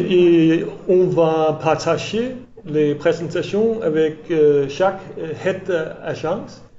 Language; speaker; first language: French; non-native, learner; English